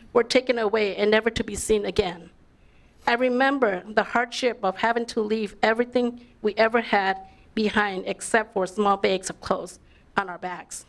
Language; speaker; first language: English; early bilingual, other home language; Lao